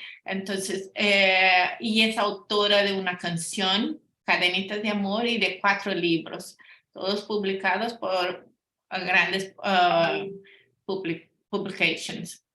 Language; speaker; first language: Spanish; non-native, fluent; Portuguese